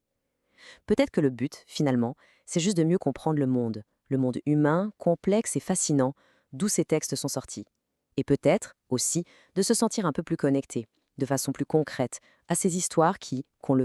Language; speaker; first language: French; native; French